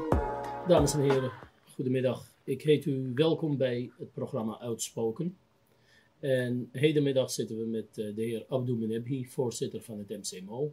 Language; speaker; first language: Dutch; native; Dutch